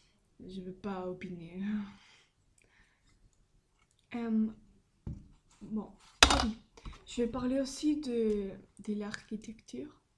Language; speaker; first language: French; non-native, learner; Spanish